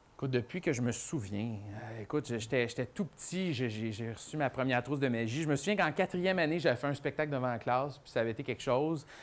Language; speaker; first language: French; native; French